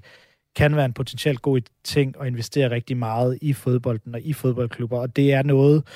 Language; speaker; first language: Danish; native; Danish